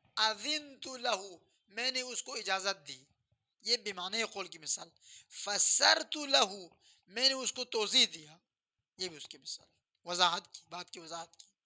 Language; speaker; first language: Urdu; non-native, local second language; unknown